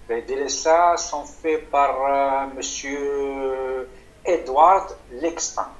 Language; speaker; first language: French; non-native, local second language; Arabic